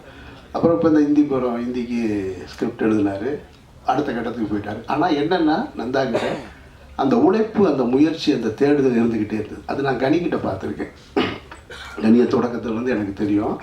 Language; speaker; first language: Tamil; native; Tamil